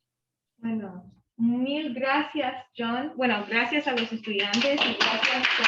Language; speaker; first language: Spanish; non-native, fluent; English